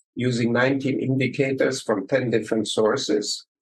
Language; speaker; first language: English; early bilingual, other home language; Romanian